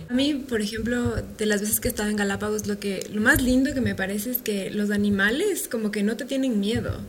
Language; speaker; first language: Spanish; native; Spanish